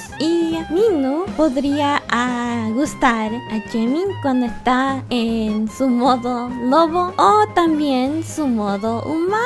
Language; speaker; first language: Spanish; non-native, learner; English